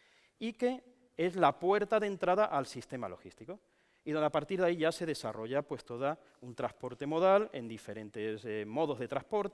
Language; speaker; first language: Spanish; native; Spanish